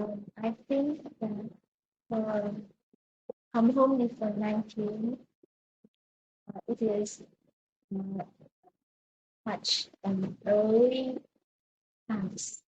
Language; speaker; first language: English; non-native, learner; Vietnamese